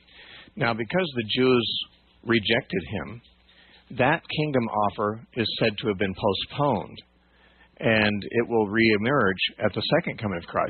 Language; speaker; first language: English; native; English